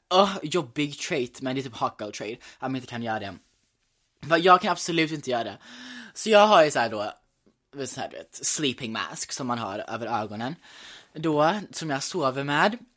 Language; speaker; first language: Swedish; early bilingual, heritage; Swedish